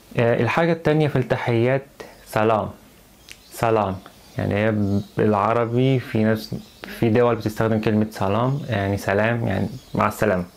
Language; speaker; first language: Arabic; native; Arabic